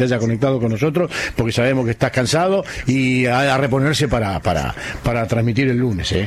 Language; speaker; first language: Spanish; native; Spanish